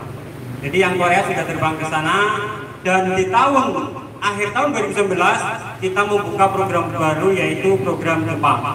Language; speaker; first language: Indonesian; native; Indonesian